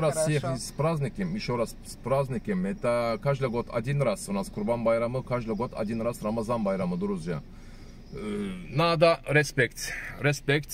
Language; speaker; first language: Russian; non-native, learner; Turkish